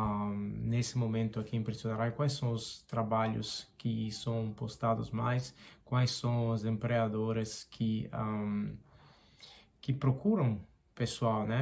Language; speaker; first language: Portuguese; non-native, fluent; Spanish